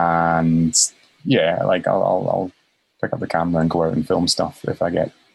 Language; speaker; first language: English; native; English